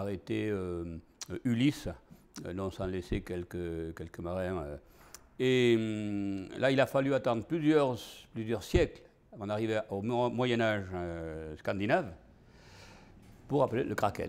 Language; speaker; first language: French; native; French